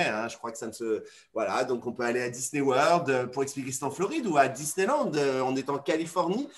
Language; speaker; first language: French; native; French